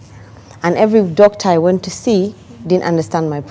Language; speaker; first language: English; non-native, local second language; Ganda